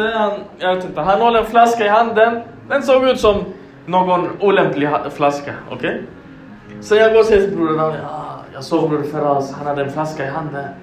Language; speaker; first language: Swedish; non-native, fluent; Arabic